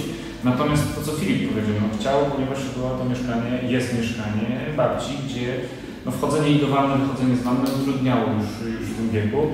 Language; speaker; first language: Polish; native; Polish